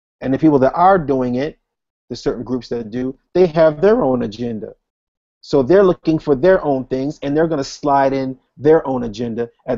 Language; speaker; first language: English; native; English